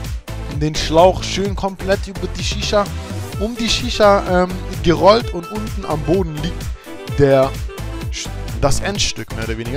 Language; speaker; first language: German; native; German